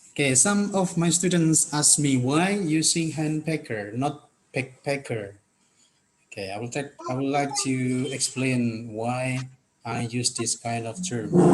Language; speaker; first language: English; non-native, fluent; Indonesian